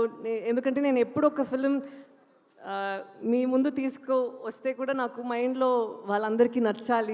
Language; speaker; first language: Telugu; non-native, local second language; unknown